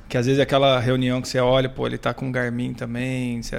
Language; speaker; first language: Portuguese; native; Portuguese